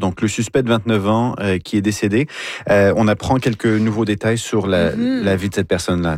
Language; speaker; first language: French; native; French